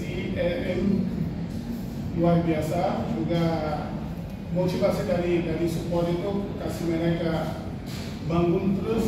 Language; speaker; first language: Indonesian; non-native, learner; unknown